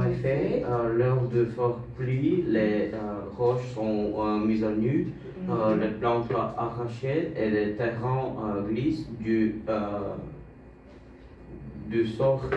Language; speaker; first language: French; non-native, learner; Bulgarian